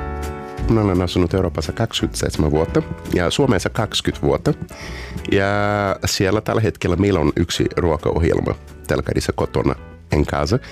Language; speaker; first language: Finnish; non-native, fluent; Portuguese